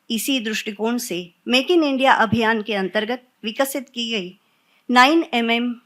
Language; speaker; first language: Hindi; non-native, local second language; Marathi